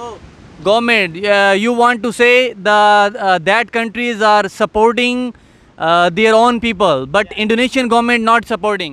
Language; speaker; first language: English; non-native, learner; Urdu